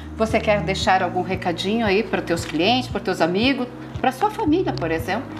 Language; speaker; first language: Portuguese; native; Portuguese